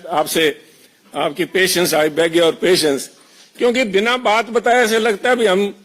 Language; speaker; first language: Urdu; non-native, local second language; Punjabi